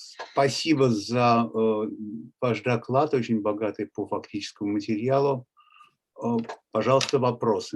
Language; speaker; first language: Russian; native; Russian